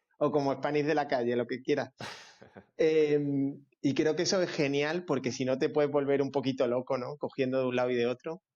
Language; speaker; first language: Spanish; native; Spanish